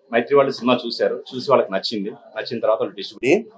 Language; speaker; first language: Telugu; native; Telugu